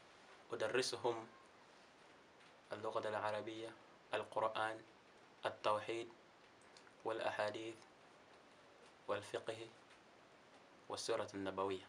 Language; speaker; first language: Arabic; non-native, learner; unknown